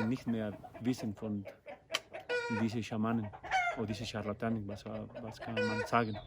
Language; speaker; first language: German; non-native, learner; Spanish